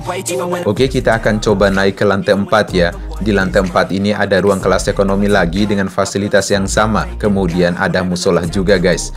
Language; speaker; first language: Indonesian; native; Indonesian